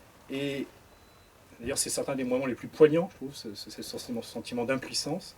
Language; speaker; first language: French; native; French